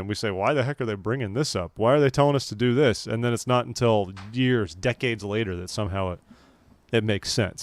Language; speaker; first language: English; native; English